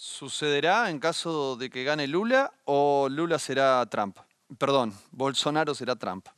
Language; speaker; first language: Spanish; native; Spanish